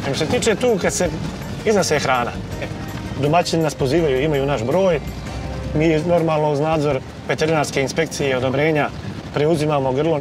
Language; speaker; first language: Croatian; native; Croatian